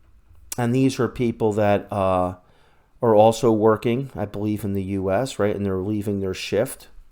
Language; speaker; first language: English; native; English